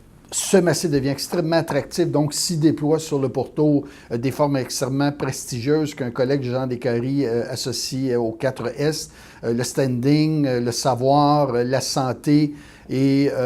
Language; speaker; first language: French; native; French